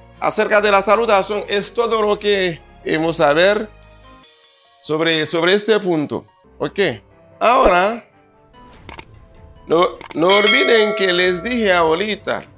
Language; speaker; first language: Spanish; non-native, fluent; Haitian Creole